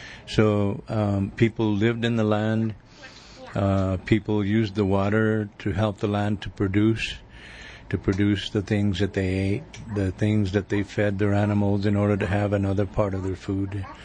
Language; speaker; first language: English; early bilingual, other home language; Spanish